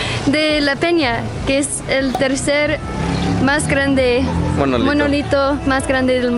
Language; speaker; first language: Spanish; non-native, fluent; English